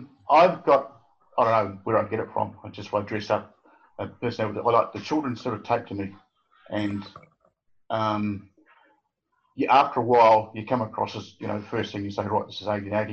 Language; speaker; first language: English; native; English